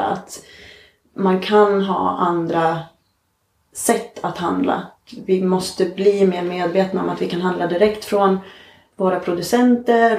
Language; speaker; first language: Swedish; native; Swedish